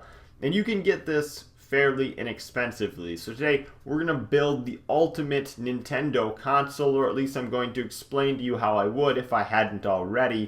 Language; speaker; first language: English; native; English